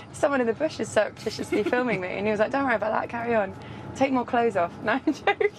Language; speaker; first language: English; native; English